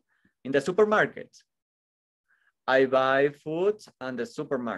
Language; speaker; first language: English; non-native, fluent; Spanish